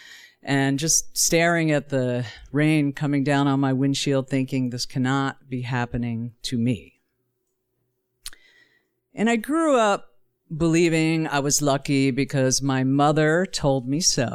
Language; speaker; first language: English; native; English